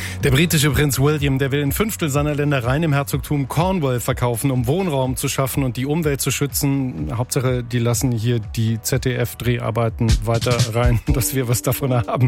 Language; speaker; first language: German; native; German